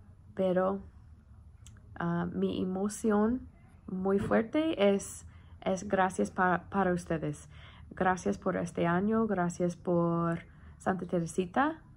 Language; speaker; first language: Spanish; non-native, learner; English